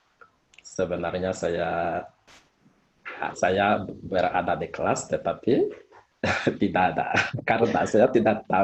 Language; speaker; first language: Indonesian; non-native, fluent; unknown